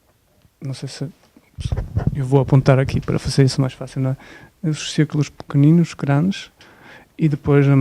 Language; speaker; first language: Portuguese; non-native, fluent; German